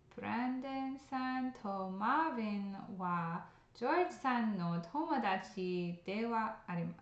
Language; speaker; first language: Japanese; non-native, learner; English